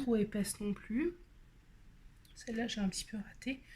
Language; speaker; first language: French; native; French